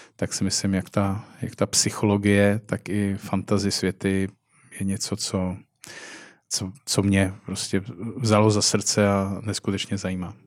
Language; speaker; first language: Czech; native; Czech